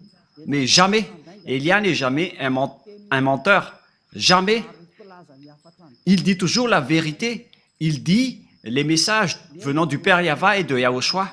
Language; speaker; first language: French; non-native, local second language; Malagasy